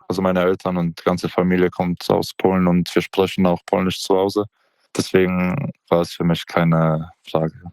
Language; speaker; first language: German; non-native, local second language; Polish